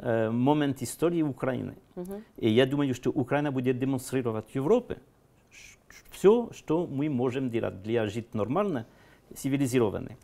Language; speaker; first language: Russian; early bilingual, heritage; French